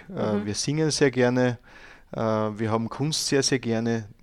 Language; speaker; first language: German; native; German